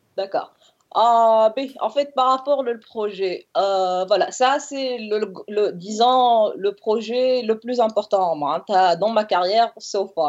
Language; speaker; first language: French; non-native, local second language; Arabic